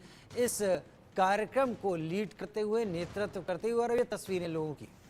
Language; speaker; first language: Hindi; native; Hindi